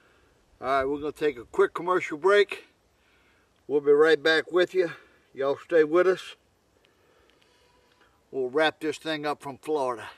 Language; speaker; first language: English; native; English